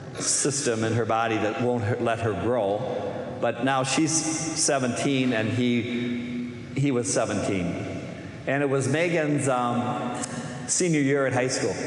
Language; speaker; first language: English; native; English